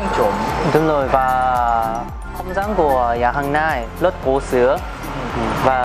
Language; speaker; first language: Vietnamese; non-native, learner; Korean